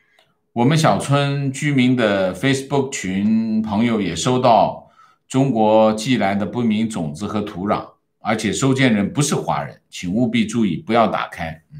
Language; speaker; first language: Chinese; native; Chinese